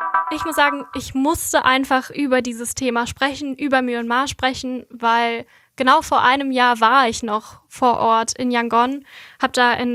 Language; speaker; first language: German; native; German